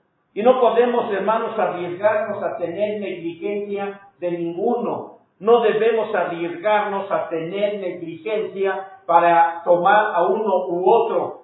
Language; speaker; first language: Spanish; native; Spanish